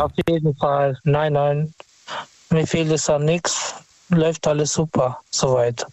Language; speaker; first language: German; non-native, fluent; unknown